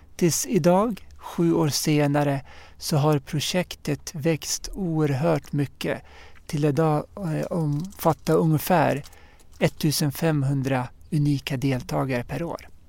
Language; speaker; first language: Swedish; early bilingual, other home language; Arabic